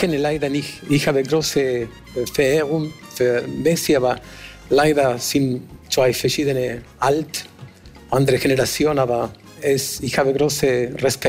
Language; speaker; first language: German; non-native, fluent; Spanish